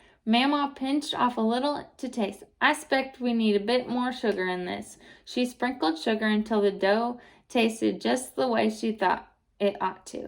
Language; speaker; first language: English; native; English